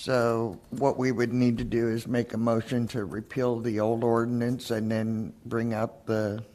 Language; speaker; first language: English; native; English